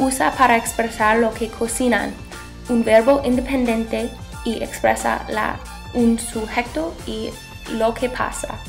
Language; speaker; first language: Spanish; non-native, learner; English